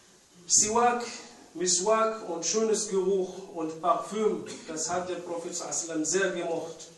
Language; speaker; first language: German; non-native, fluent; Arabic